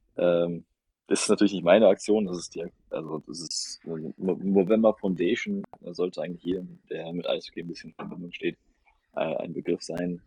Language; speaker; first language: German; early bilingual, other home language; Russian